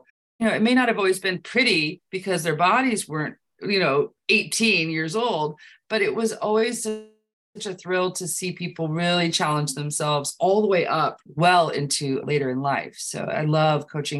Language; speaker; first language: English; native; English